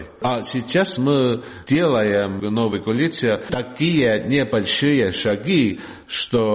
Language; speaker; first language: Russian; non-native, learner; Estonian